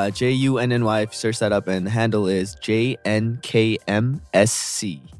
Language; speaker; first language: English; early bilingual, other home language; Korean